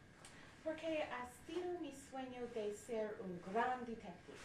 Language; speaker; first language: Spanish; non-native, learner; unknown